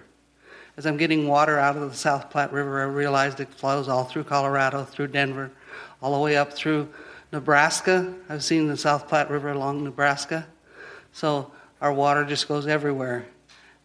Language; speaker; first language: English; non-native, fluent; Spanish